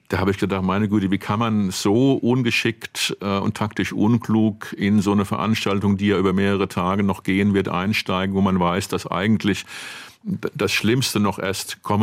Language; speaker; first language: German; native; German